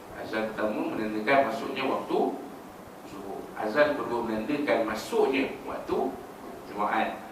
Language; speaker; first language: Malay; native; Malay